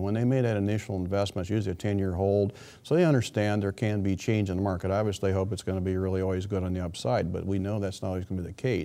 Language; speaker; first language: English; native; English